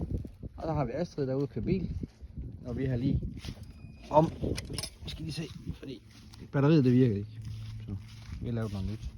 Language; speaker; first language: Danish; native; Danish